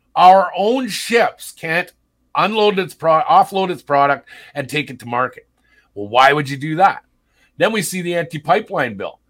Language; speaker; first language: English; native; English